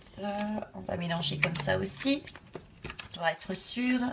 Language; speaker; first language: French; native; French